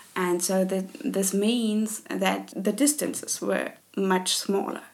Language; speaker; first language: English; non-native, fluent; German